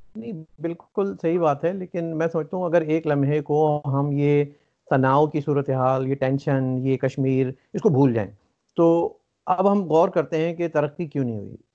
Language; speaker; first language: Urdu; native; Urdu